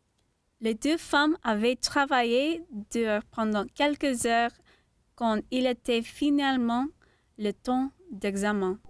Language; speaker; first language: French; non-native, learner; English